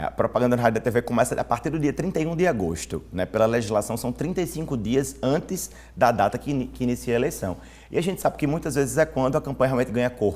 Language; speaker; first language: Portuguese; native; Portuguese